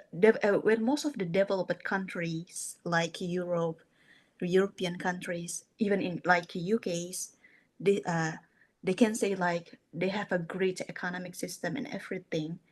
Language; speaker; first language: English; non-native, fluent; Indonesian